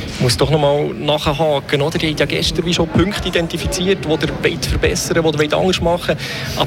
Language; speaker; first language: German; native; German